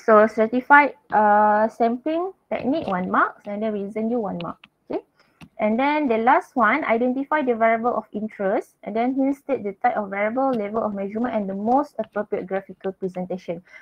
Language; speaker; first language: English; non-native, local second language; Malay